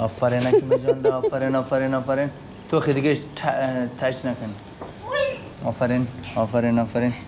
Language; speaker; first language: Persian; native; Persian